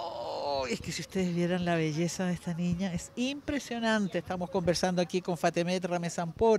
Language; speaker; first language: Spanish; native; Spanish